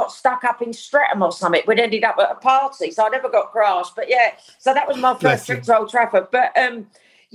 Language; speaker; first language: English; native; English